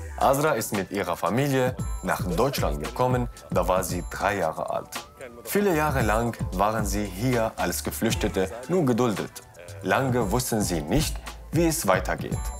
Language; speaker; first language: German; non-native, fluent; Arabic